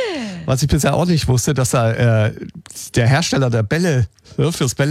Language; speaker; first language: German; native; German